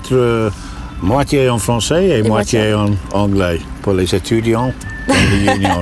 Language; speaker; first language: French; non-native, learner; English